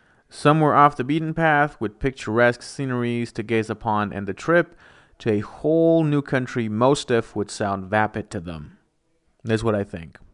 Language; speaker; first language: English; non-native, fluent; Persian